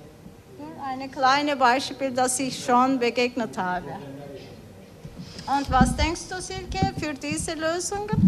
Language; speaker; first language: German; non-native, learner; Turkish